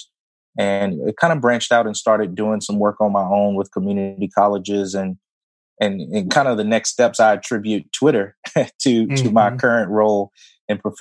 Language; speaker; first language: English; native; English